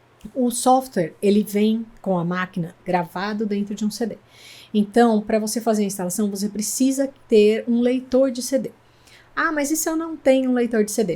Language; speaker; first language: Portuguese; native; Portuguese